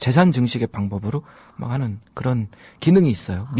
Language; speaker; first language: Korean; native; Korean